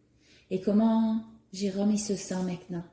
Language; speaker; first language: French; native; French